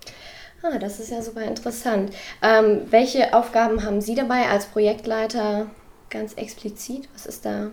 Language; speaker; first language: German; native; German